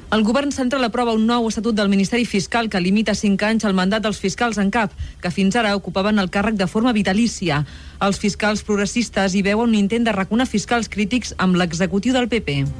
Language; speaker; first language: Catalan; non-native, local second language; Spanish